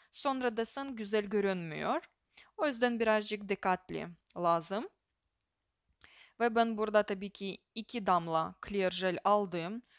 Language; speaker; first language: Turkish; non-native, fluent; Russian